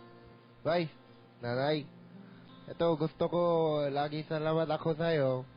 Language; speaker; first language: Filipino; non-native, learner; Korean